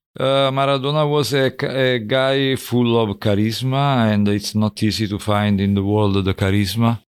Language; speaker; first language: English; non-native, fluent; Italian